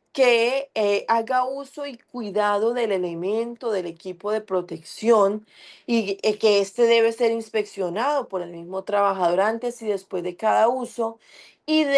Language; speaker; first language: Spanish; native; Spanish